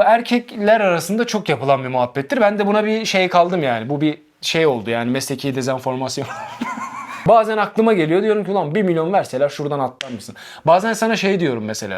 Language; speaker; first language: Turkish; non-native, fluent; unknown